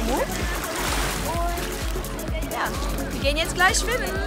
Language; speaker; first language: German; non-native, fluent; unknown